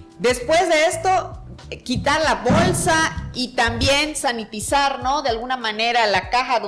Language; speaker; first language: Spanish; native; Spanish